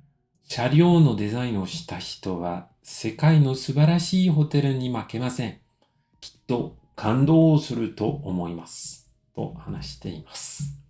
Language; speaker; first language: Japanese; non-native, fluent; French